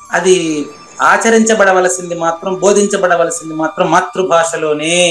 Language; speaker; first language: Telugu; native; Telugu